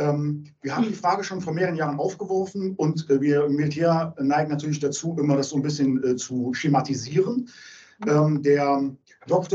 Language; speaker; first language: German; native; German